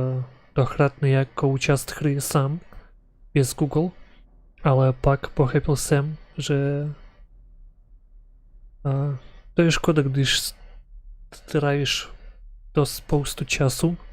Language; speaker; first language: Czech; non-native, learner; Ukrainian